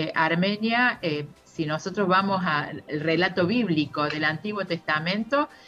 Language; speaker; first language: Spanish; native; Spanish